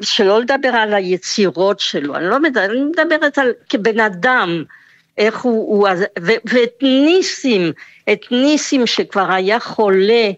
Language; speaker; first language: Hebrew; non-native, fluent; French